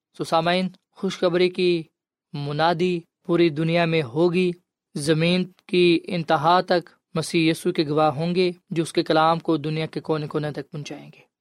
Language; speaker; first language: Urdu; non-native, local second language; Punjabi